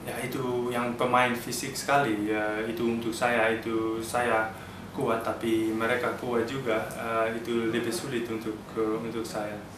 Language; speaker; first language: Indonesian; early bilingual, heritage; Dutch